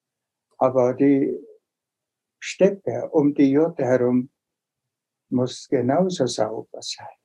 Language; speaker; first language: German; non-native, fluent; Tuvinian